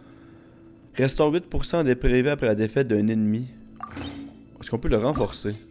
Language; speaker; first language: French; native; French